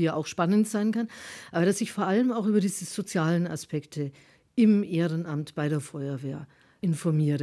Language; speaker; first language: German; native; German